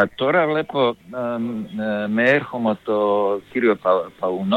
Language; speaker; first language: Greek; non-native, fluent; Serbian